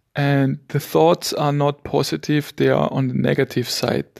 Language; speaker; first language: English; non-native, fluent; German